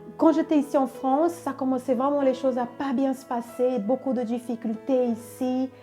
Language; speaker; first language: French; non-native, fluent; Portuguese